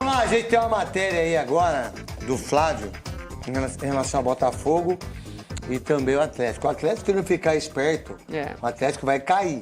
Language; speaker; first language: Portuguese; native; Portuguese